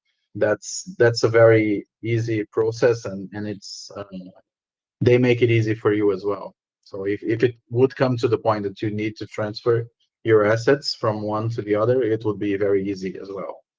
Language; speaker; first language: English; non-native, fluent; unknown